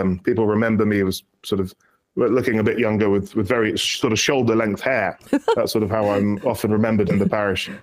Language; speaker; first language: English; native; English